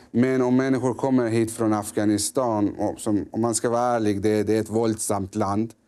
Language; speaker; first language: Swedish; early bilingual, other home language; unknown